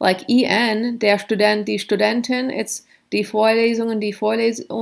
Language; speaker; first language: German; non-native, fluent; English